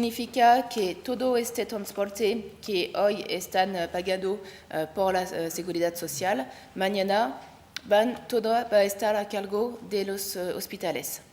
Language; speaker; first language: Spanish; non-native, learner; French